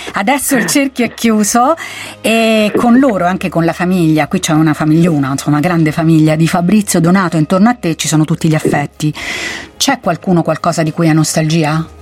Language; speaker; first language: Italian; native; Italian